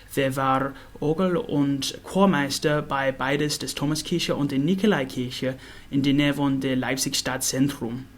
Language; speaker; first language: German; non-native, learner; English